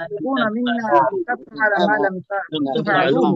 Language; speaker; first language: Arabic; non-native, learner; Bangla